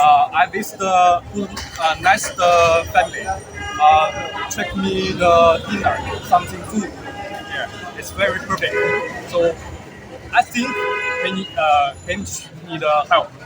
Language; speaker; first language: English; non-native, learner; Chinese